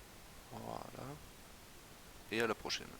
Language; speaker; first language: French; native; French